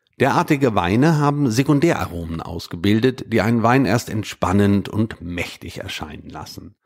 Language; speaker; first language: German; native; German